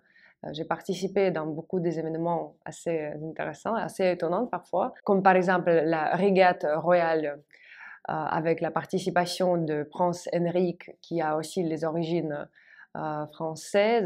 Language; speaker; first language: French; non-native, fluent; Russian